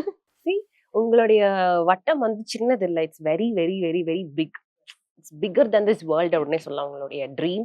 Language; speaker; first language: Tamil; native; Tamil